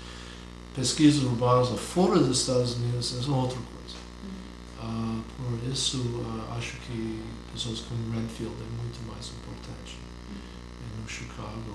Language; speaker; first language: Portuguese; non-native, fluent; English